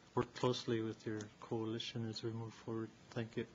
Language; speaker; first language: English; native; English